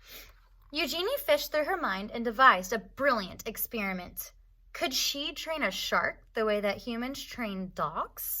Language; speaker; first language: English; native; English